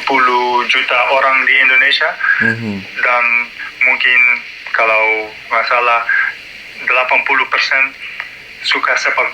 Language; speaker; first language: Indonesian; non-native, learner; Dutch